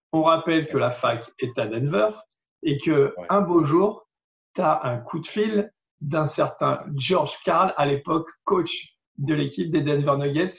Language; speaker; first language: French; native; French